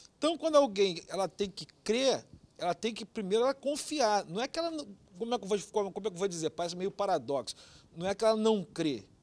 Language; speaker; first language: Portuguese; native; Portuguese